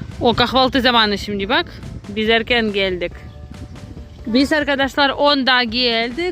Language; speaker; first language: Turkish; non-native, learner; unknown